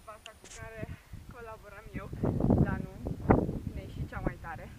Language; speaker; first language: Romanian; native; Romanian